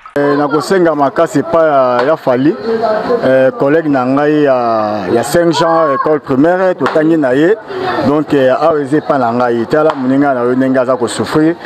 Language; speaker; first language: Lingala; native; Lingala